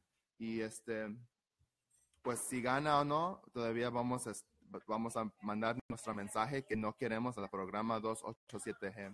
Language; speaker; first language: Spanish; early bilingual, heritage; Spanish